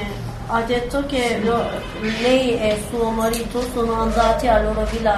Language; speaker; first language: Italian; non-native, learner; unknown